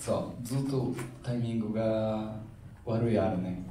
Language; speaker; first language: Japanese; non-native, learner; Portuguese